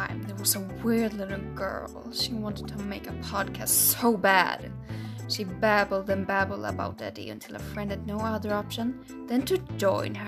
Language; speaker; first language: English; non-native, fluent; Swedish